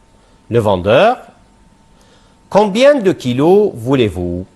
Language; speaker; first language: French; non-native, fluent; Arabic